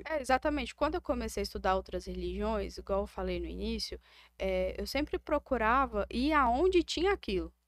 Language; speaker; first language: Portuguese; native; Portuguese